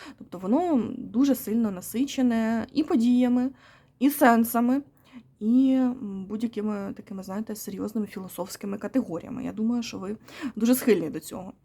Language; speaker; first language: Ukrainian; non-native, local second language; Russian